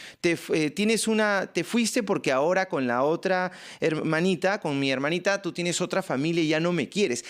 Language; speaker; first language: Spanish; native; Spanish